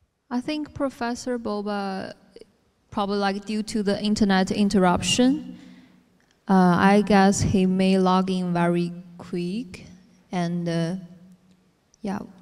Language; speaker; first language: English; non-native, fluent; Chinese